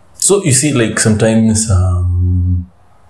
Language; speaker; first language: English; non-native, local second language; Luo (Kenya and Tanzania)